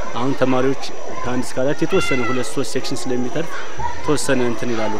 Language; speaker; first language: Amharic; native; Amharic